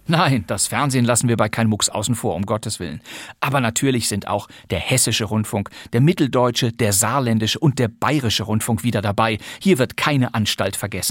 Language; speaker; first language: German; native; German